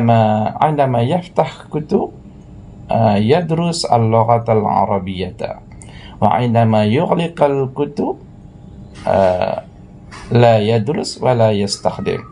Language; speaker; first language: Arabic; non-native, fluent; Malay